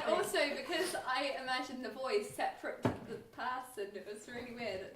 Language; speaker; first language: English; native; English